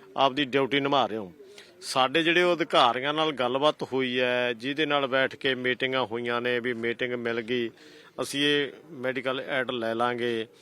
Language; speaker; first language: Punjabi; native; Punjabi